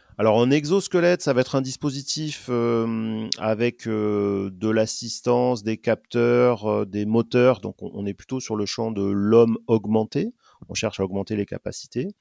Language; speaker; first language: French; native; French